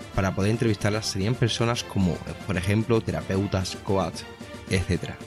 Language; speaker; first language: Spanish; native; Spanish